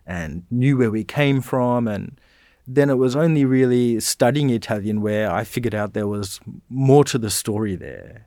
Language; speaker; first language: English; native; English